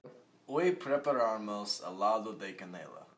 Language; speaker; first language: Spanish; non-native, learner; English